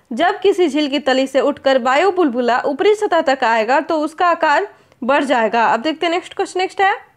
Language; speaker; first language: Hindi; native; Hindi